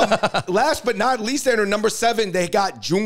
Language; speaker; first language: English; native; English